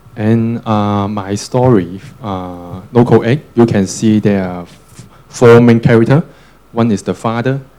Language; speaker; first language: English; non-native, local second language; Cantonese